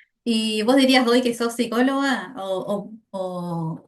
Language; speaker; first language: Spanish; native; Spanish